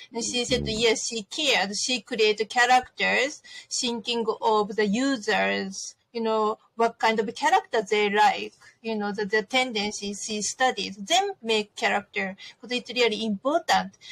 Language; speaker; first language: English; non-native, fluent; Japanese